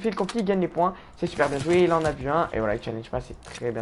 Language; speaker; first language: French; native; French